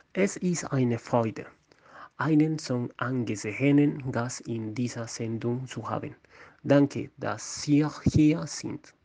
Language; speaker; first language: German; non-native, learner; Spanish